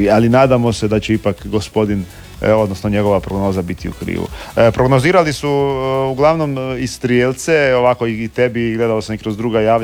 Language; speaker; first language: Serbian; native; Serbian